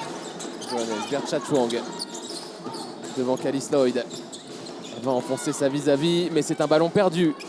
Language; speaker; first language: French; native; French